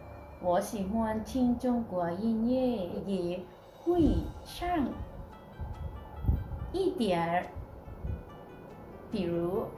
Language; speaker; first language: Chinese; non-native, learner; Lao